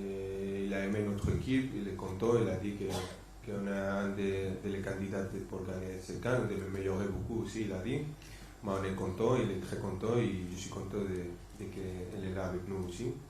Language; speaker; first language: French; non-native, fluent; Spanish